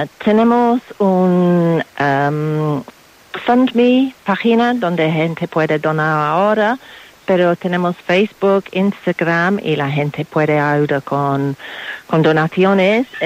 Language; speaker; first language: Spanish; non-native, learner; English